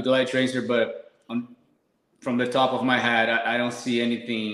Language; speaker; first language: English; non-native, fluent; Portuguese